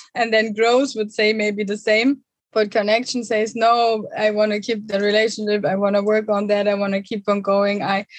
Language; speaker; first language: English; non-native, fluent; German